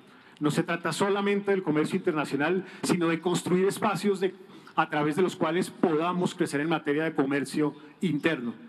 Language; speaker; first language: Spanish; native; Spanish